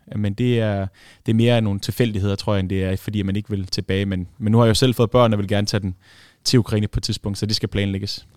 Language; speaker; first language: Danish; early bilingual, other home language; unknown